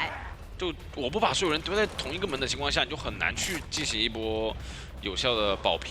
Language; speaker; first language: Chinese; native; Chinese